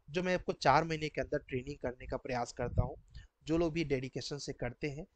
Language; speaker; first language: Hindi; native; Hindi